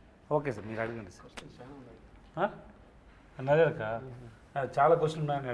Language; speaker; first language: Telugu; non-native, learner; Tamil